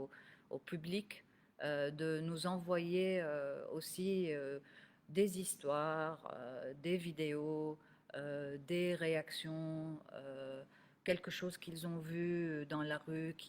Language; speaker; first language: French; non-native, local second language; Arabic